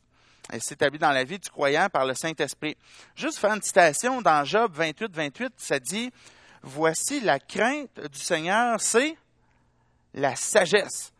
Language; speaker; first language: French; native; French